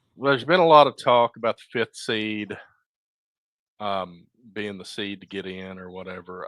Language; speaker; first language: English; native; English